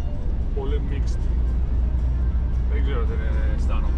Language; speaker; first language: Greek; non-native, fluent; Turkish